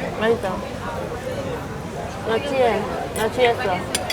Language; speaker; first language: Korean; non-native, fluent; Dutch